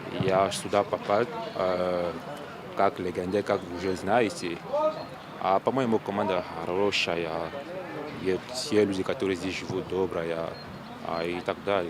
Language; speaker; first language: Russian; non-native, learner; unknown